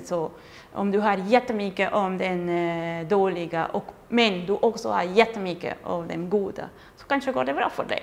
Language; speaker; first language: Swedish; non-native, fluent; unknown